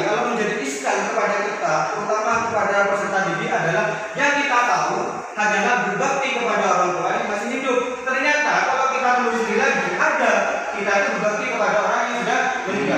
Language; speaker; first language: Indonesian; native; Indonesian